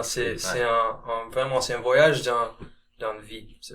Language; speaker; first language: French; non-native, learner; English